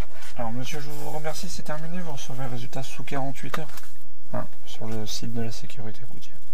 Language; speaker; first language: French; native; French